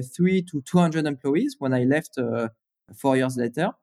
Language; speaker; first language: English; non-native, fluent; French